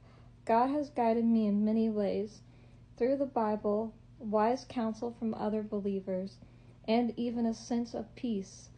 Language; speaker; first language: English; native; English